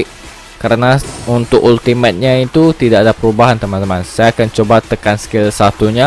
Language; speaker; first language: Indonesian; native; Indonesian